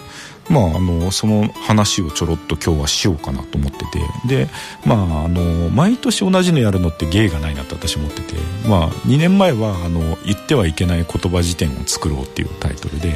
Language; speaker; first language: Japanese; native; Japanese